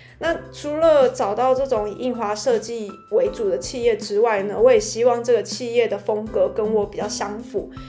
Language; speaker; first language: Chinese; native; Chinese